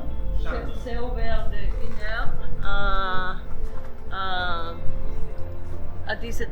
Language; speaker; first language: French; non-native, fluent; Spanish